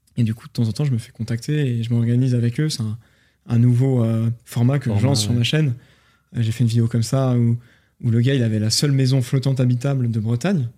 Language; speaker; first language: French; native; French